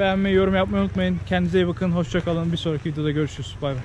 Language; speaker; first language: Turkish; native; Turkish